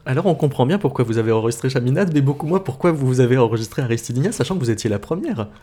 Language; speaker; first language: French; native; French